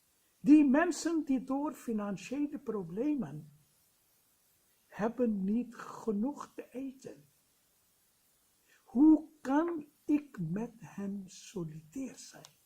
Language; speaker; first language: Dutch; non-native, fluent; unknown